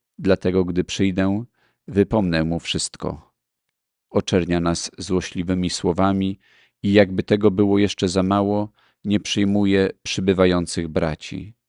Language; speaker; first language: Polish; native; Polish